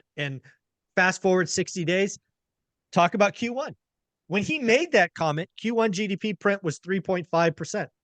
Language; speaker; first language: English; native; English